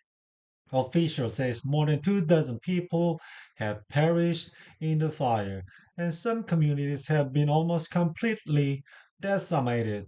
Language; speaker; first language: English; non-native, learner; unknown